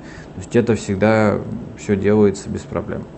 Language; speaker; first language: Russian; native; Russian